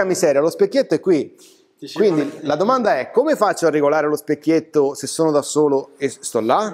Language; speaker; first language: Italian; native; Italian